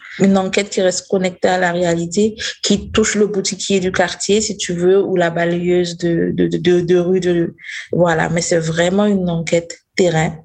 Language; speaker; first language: French; non-native, local second language; Mossi